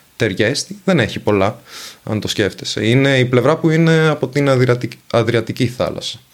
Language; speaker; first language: Greek; non-native, fluent; Venetian